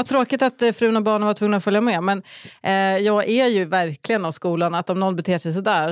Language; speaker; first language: Swedish; native; Swedish